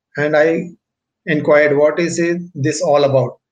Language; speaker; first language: English; non-native, local second language; Punjabi